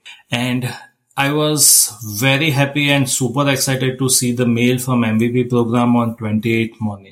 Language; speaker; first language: English; non-native, local second language; Gujarati